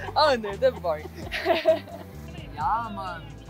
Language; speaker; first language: English; non-native, fluent; German